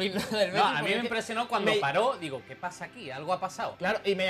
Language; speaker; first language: Spanish; native; Spanish